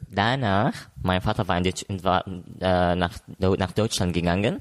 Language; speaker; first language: German; non-native, learner; Arabic